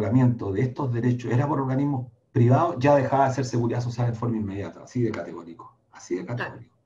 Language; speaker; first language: Spanish; native; Spanish